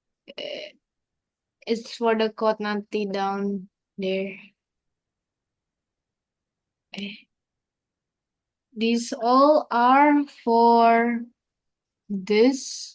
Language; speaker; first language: English; non-native, learner; Indonesian